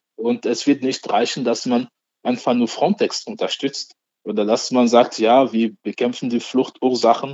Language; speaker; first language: German; non-native, fluent; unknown